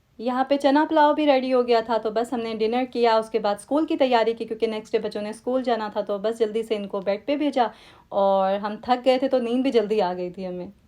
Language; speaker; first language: Urdu; native; Urdu